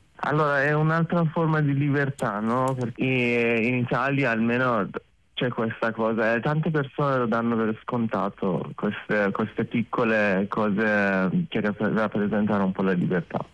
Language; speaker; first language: Italian; non-native, learner; Persian